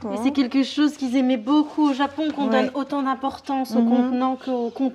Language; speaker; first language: French; native; French